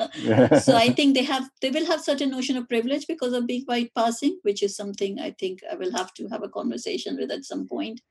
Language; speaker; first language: English; non-native, local second language; Hindi